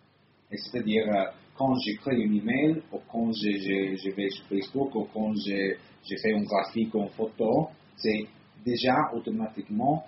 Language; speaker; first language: French; non-native, fluent; Italian